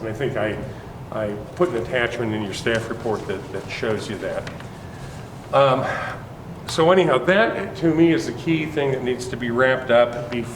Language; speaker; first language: English; native; English